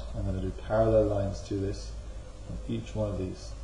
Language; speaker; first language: English; native; English